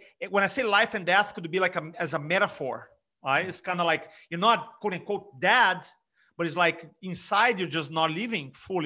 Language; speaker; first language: English; non-native, fluent; Portuguese